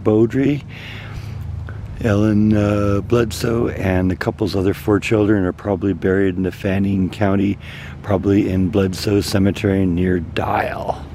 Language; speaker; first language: English; native; English